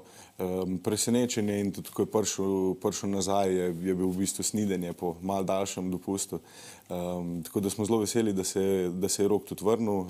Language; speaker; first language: Slovenian; native; Slovenian